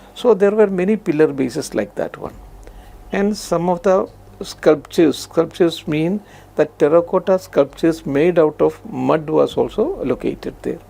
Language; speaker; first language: English; non-native, local second language; Malayalam